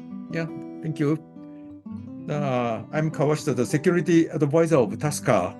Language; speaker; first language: English; non-native, learner; Japanese